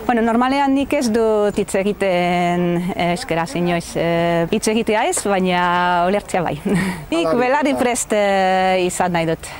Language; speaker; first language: Basque; non-native, learner; Dutch